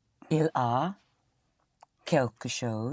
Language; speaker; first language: French; non-native, learner; English